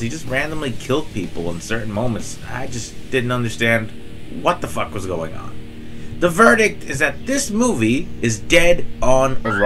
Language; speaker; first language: English; native; English